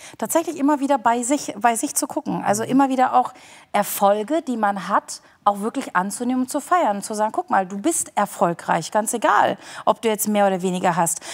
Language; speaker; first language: German; early bilingual, other home language; Turkish